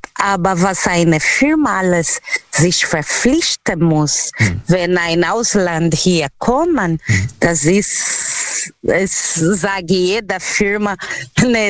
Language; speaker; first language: German; non-native, learner; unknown